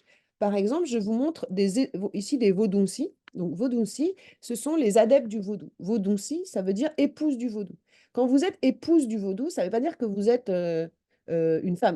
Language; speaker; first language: French; native; French